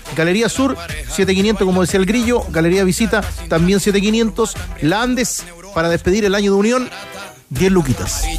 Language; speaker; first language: Spanish; native; Spanish